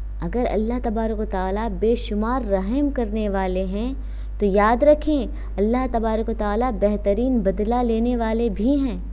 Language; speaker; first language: Urdu; native; Urdu